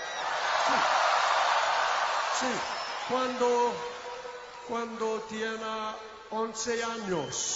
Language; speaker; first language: Spanish; non-native, learner; English